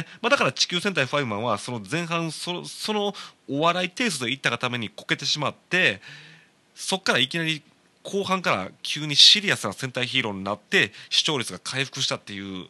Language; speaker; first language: Japanese; native; Japanese